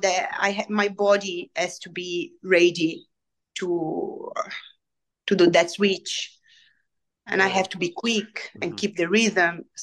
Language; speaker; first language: English; non-native, fluent; Italian